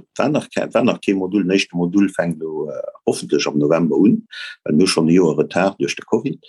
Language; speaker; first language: Luxembourgish; native; Luxembourgish